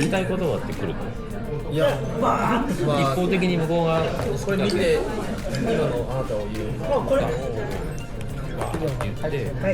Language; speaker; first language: Japanese; native; Japanese